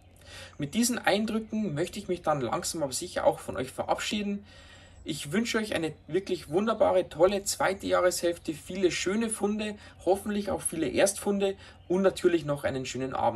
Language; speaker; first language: German; native; German